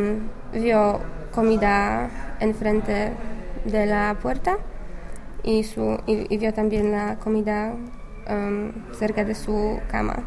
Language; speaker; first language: Spanish; non-native, fluent; English